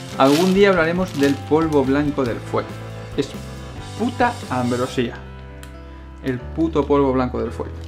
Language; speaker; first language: Spanish; native; Spanish